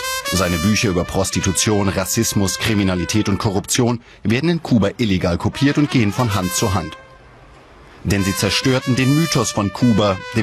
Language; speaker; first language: German; native; German